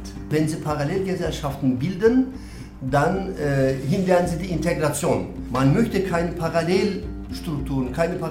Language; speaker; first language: German; non-native, fluent; Turkish